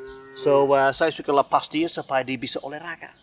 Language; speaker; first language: Indonesian; non-native, fluent; English